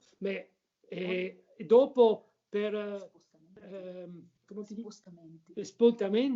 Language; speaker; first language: Italian; non-native, learner; French